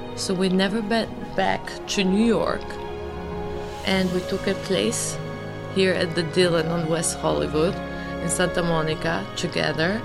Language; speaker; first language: English; early bilingual, other home language; Albanian